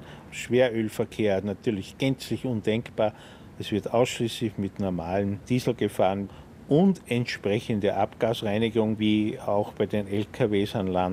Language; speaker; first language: German; native; German